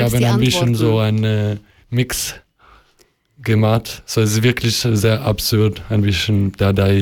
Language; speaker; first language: German; non-native, learner; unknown